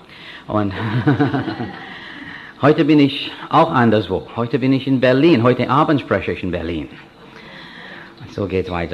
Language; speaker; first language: German; non-native, fluent; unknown